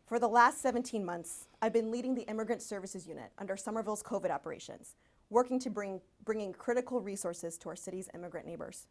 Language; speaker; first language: English; early bilingual, other home language; Spanish